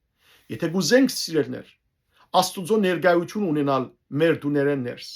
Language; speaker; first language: Armenian; native; Armenian